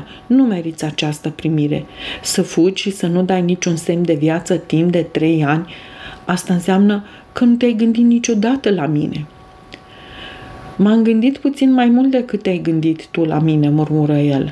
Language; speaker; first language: Romanian; native; Romanian